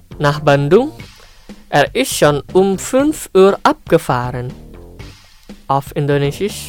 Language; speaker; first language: German; non-native, fluent; Indonesian